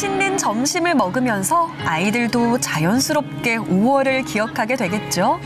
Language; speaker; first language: Korean; native; Korean